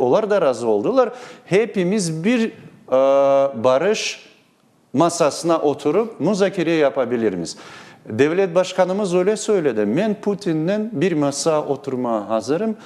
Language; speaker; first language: Turkish; non-native, learner; Crimean Tatar